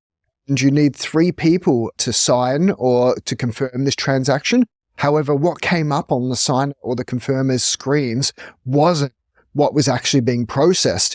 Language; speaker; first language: English; native; English